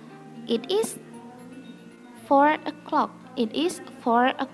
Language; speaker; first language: English; non-native, fluent; Indonesian